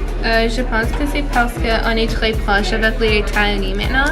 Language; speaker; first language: French; non-native, learner; English